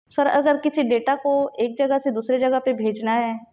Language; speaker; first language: Hindi; native; Hindi